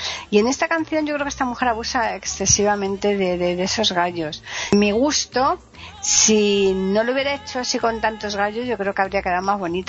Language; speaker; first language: Spanish; native; Spanish